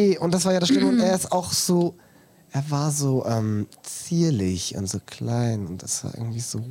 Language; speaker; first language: German; early bilingual, heritage; German